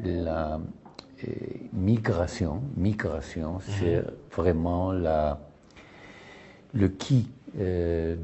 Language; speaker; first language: French; non-native, learner; Spanish